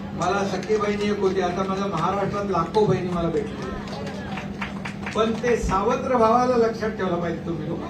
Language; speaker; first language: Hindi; non-native, local second language; Marathi